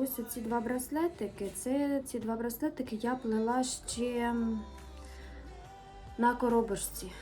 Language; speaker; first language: Ukrainian; native; Ukrainian